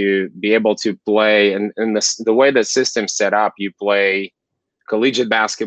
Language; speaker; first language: English; non-native, fluent; Kazakh